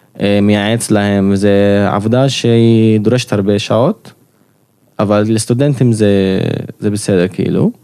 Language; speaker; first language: Hebrew; non-native, local second language; Arabic